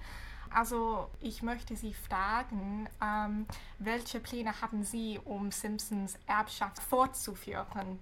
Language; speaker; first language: German; non-native, fluent; English